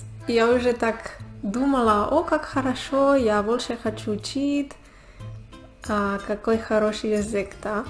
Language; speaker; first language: Russian; non-native, learner; Spanish